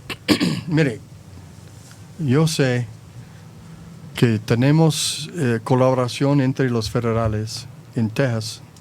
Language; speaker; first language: Spanish; non-native, fluent; English